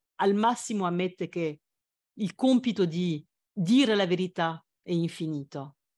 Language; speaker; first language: Italian; non-native, fluent; French